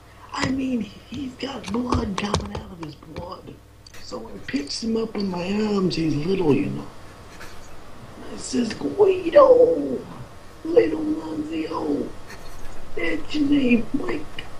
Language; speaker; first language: English; native; English